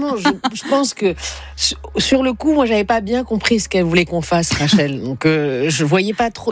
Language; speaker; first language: French; native; French